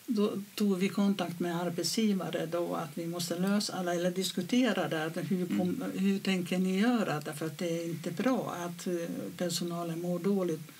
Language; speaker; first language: Swedish; non-native, fluent; Finnish